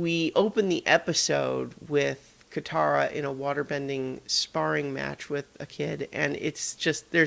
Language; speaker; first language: English; native; English